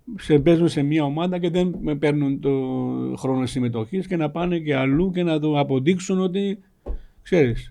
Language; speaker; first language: Greek; non-native, fluent; Georgian